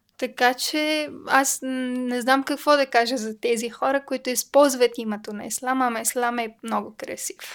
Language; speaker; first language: Bulgarian; non-native, learner; Persian